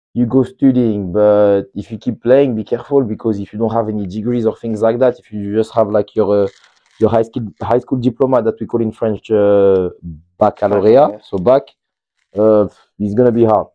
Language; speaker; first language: English; non-native, fluent; French